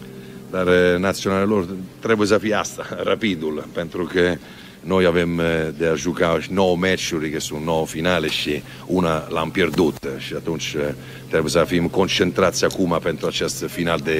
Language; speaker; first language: Romanian; non-native, fluent; Italian